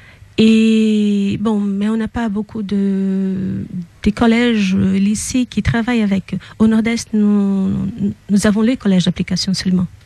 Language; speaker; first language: French; non-native, fluent; Portuguese